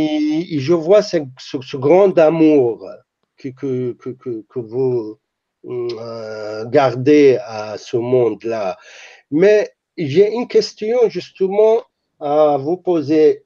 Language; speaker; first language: French; non-native, fluent; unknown